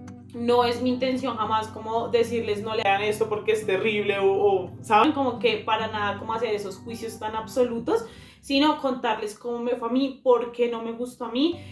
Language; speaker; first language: Spanish; native; Spanish